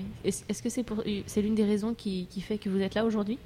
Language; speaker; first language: French; native; French